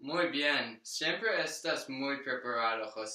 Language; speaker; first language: Spanish; non-native, learner; English